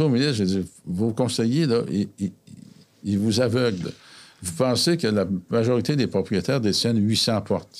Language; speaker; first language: French; native; French